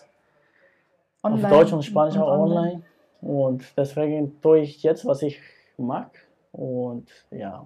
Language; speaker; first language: German; non-native, fluent; Spanish